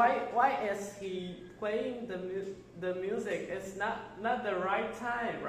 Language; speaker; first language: English; non-native, fluent; Chinese